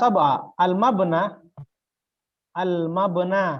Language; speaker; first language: Arabic; non-native, fluent; Indonesian